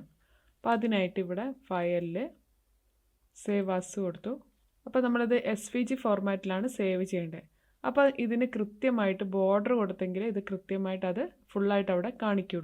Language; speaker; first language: Malayalam; native; Malayalam